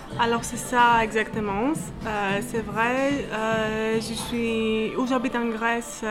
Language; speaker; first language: French; non-native, fluent; Greek